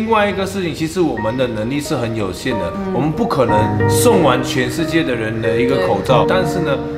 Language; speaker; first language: Chinese; native; Chinese